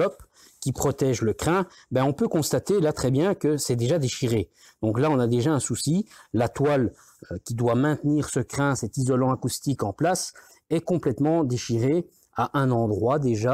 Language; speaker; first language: French; native; French